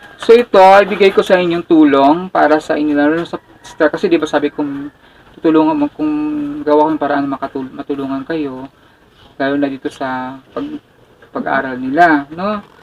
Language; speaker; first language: Filipino; non-native, local second language; Cebuano